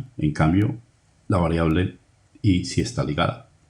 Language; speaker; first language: Spanish; native; Spanish